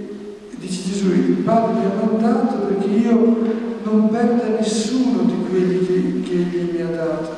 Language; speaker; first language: Italian; native; Italian